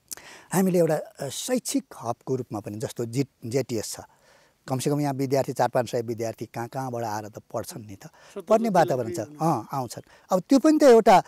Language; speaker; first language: Nepali; native; Nepali